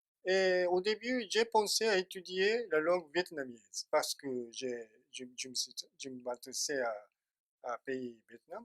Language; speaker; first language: French; non-native, fluent; Japanese